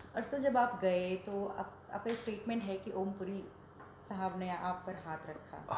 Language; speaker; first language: Hindi; native; Hindi